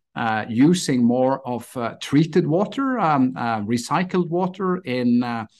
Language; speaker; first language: English; non-native, fluent; Norwegian